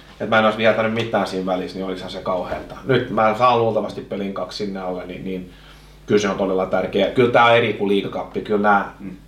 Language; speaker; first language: Finnish; non-native, local second language; Swedish